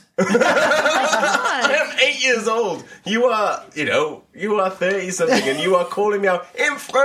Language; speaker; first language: English; native; English